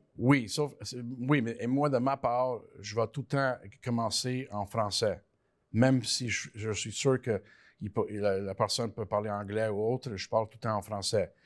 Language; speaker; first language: French; early bilingual, other home language; Italian